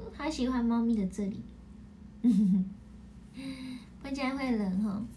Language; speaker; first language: Chinese; non-native, fluent; Japanese